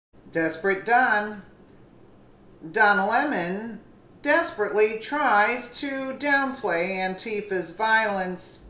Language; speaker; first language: English; native; English